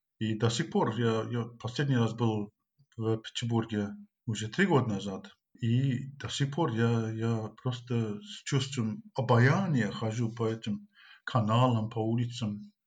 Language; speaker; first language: Russian; non-native, fluent; English